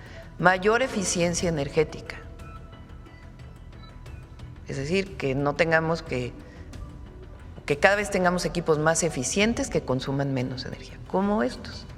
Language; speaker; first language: Spanish; native; Spanish